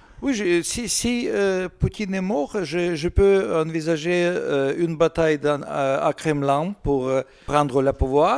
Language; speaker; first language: French; non-native, learner; Russian